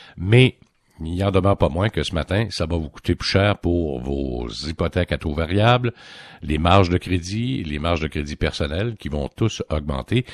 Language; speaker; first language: French; native; French